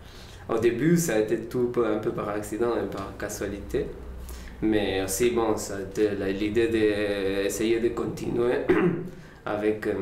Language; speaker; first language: French; non-native, learner; Spanish